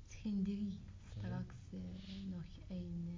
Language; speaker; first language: Dutch; non-native, learner; Arabic